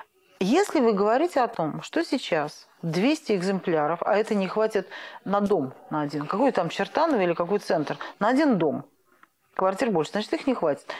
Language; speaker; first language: Russian; native; Russian